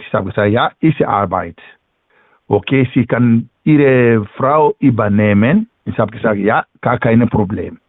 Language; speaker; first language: German; non-native, learner; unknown